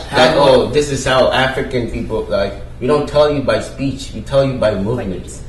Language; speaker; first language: English; non-native, local second language; Ewe